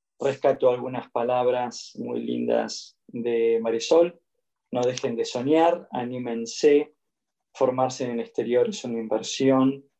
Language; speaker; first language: Spanish; native; Spanish